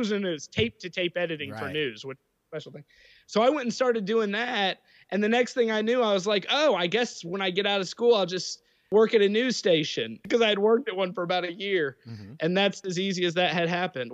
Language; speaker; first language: English; native; English